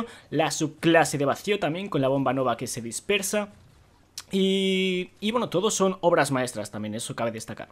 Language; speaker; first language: Spanish; native; Spanish